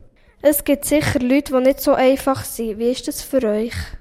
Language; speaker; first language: German; native; German